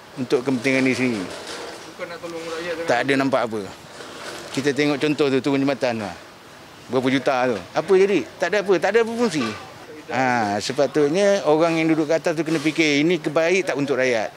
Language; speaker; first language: Malay; native; Malay